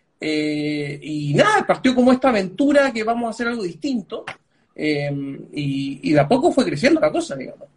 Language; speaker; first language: Spanish; early bilingual, other home language; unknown